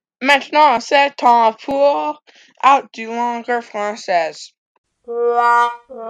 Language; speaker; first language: French; non-native, learner; English